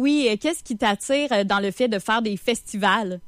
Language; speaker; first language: French; native; French